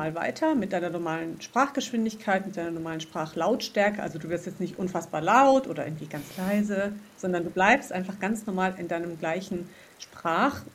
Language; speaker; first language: German; native; German